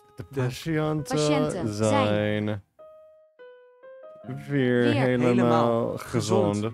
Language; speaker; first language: Dutch; non-native, learner; English